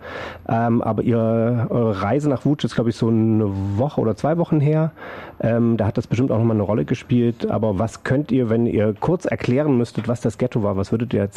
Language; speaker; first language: German; native; German